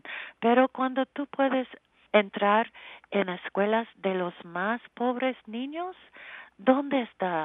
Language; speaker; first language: Spanish; non-native, learner; English